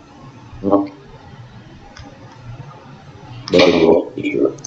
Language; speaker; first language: French; native; French